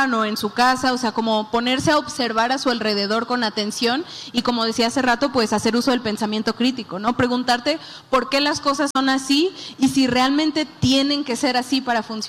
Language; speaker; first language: Spanish; native; Spanish